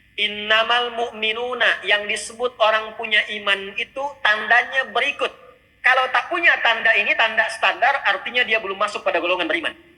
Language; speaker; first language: Indonesian; native; Indonesian